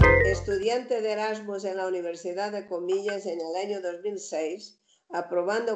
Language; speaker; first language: Spanish; native; Spanish